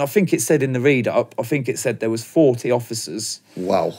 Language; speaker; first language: English; native; English